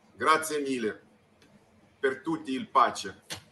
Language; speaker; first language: Italian; non-native, learner; Ukrainian